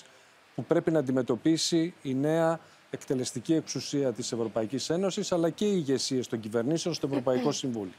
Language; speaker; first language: Greek; native; Greek